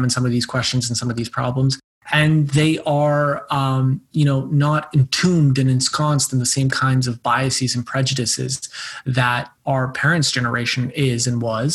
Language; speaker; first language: English; non-native, fluent; Bosnian